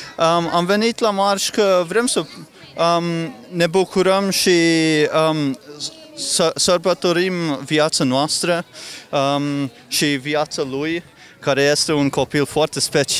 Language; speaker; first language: Romanian; non-native, fluent; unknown